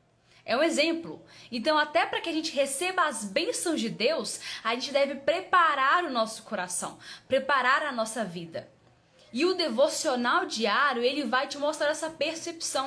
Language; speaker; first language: Portuguese; native; Portuguese